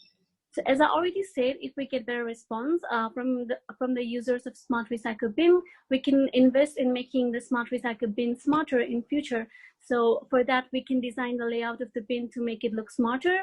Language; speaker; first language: English; non-native, fluent; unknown